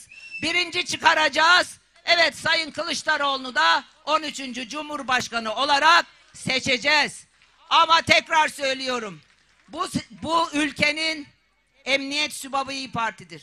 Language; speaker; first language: Turkish; native; Turkish